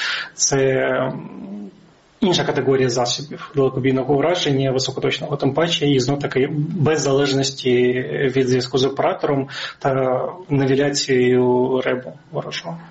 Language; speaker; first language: Ukrainian; native; Ukrainian